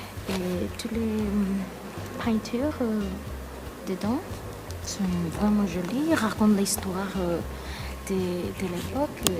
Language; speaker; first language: French; non-native, learner; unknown